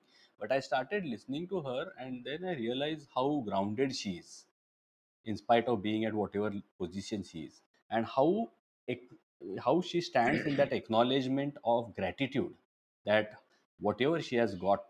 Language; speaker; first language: English; non-native, local second language; Marathi